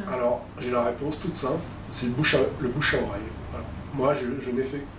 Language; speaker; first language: French; native; French